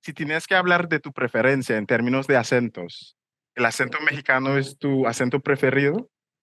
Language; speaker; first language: Spanish; non-native, fluent; English